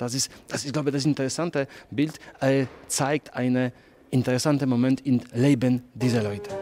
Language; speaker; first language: German; non-native, learner; Polish